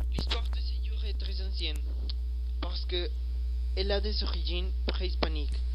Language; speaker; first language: French; non-native, learner; Spanish